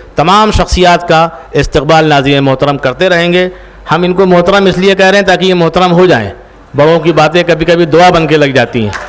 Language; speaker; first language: Urdu; native; Urdu